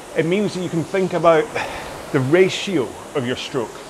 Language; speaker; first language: English; native; English